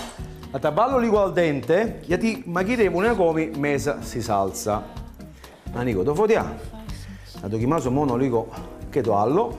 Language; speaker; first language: Greek; non-native, learner; Italian